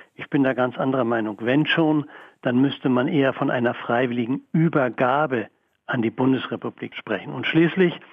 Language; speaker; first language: German; native; German